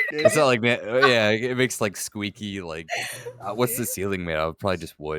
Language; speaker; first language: English; native; English